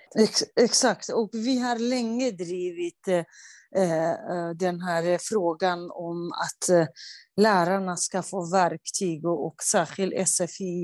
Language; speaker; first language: Swedish; non-native, fluent; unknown